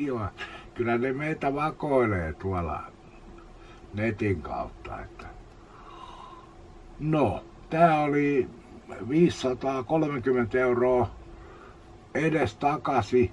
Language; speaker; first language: Finnish; native; Finnish